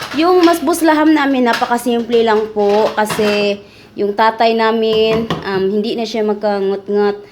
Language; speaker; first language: Filipino; non-native, local second language; Cebuano